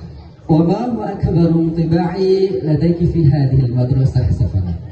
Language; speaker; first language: Arabic; non-native, fluent; Indonesian